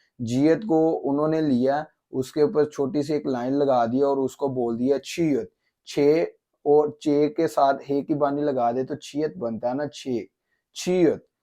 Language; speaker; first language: Urdu; non-native, local second language; Punjabi